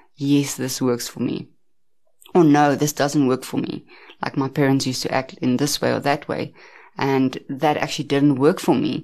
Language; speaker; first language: English; native; English